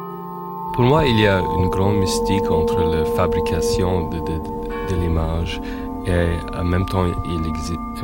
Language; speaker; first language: French; non-native, fluent; English